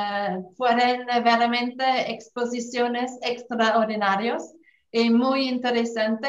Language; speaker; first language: Spanish; non-native, fluent; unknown